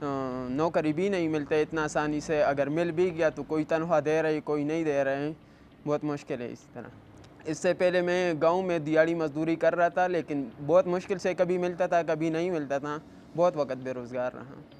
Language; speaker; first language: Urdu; non-native, local second language; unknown